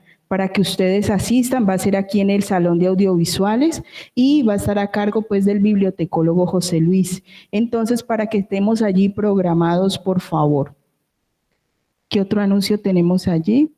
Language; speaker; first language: Spanish; native; Spanish